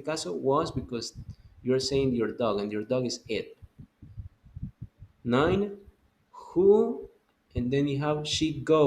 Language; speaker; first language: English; non-native, fluent; Spanish